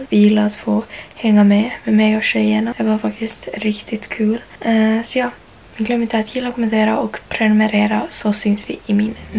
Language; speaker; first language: Swedish; native; Swedish